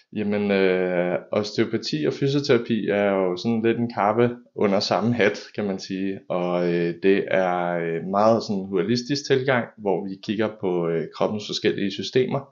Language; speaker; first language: Danish; native; Danish